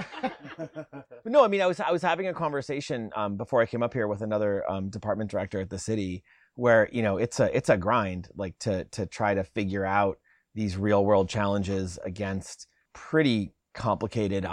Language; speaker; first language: English; native; English